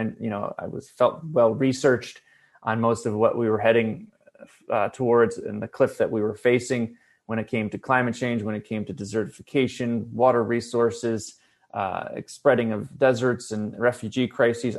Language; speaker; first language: English; native; English